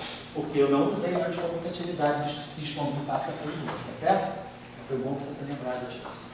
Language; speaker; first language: Portuguese; native; Portuguese